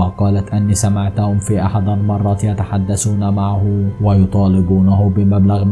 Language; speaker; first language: Arabic; native; Arabic